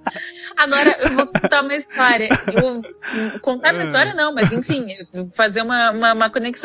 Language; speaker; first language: Portuguese; native; Portuguese